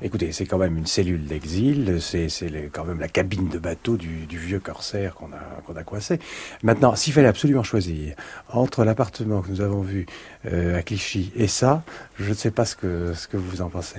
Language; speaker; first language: French; native; French